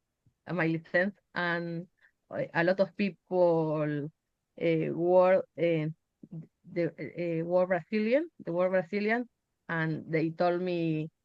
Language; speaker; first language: English; non-native, learner; Spanish